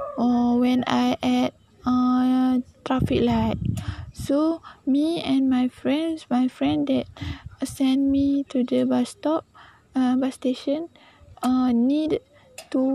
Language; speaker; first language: English; non-native, learner; Malay